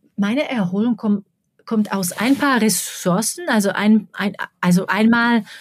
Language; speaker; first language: German; non-native, fluent; Slovak